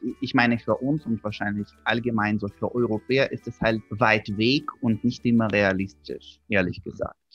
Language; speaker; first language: German; non-native, fluent; Russian